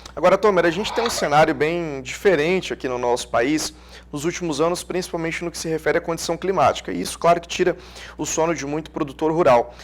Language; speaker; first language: Portuguese; native; Portuguese